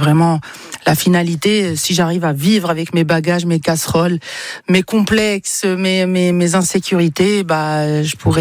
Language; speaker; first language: French; non-native, local second language; Arabic